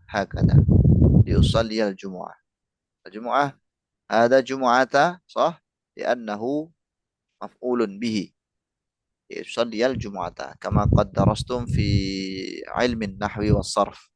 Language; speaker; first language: Arabic; non-native, fluent; Indonesian